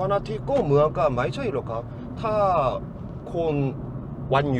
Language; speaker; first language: Thai; non-native, fluent; Korean